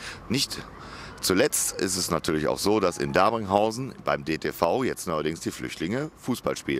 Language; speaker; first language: German; native; German